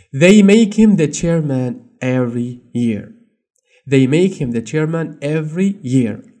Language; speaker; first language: English; non-native, fluent; Arabic